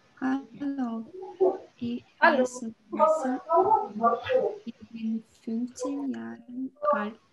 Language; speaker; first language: German; non-native, learner; Russian